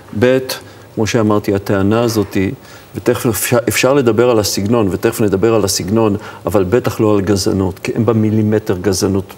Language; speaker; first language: Hebrew; native; Hebrew